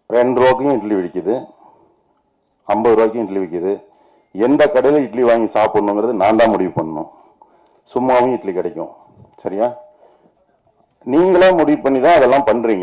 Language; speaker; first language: Tamil; native; Tamil